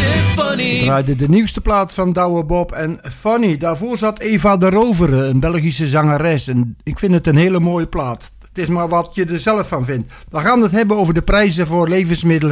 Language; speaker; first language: Dutch; native; Dutch